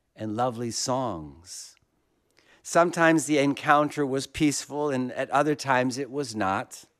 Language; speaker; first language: English; native; English